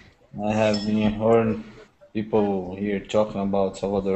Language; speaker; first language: English; non-native, learner; Portuguese